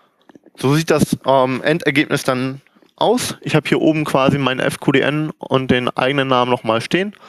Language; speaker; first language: German; native; German